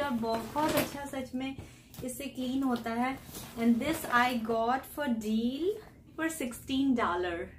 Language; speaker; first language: Hindi; native; Hindi